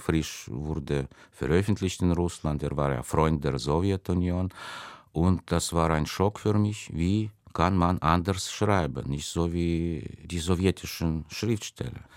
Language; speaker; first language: German; non-native, fluent; Russian